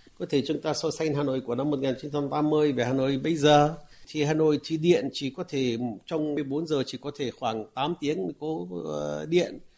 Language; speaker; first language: Vietnamese; non-native, fluent; Arabic